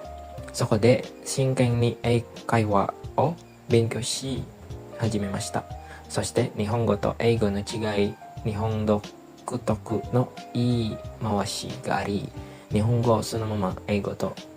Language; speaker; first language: Japanese; non-native, learner; Indonesian